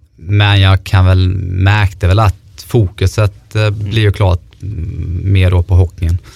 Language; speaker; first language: Swedish; native; Swedish